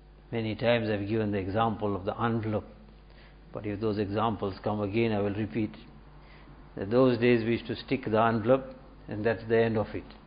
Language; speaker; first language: English; native; English